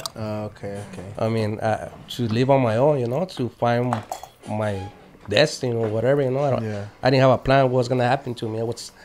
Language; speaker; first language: English; native; English